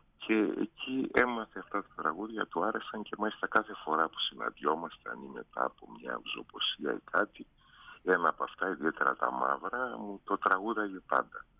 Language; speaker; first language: Greek; native; Greek